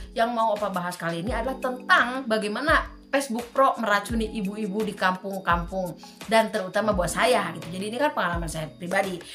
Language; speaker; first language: Indonesian; native; Indonesian